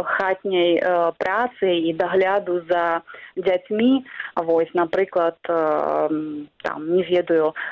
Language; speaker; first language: Belarusian; non-native, local second language; Russian